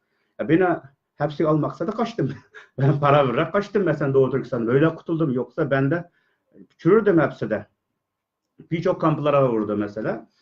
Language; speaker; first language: Turkish; non-native, learner; Uyghur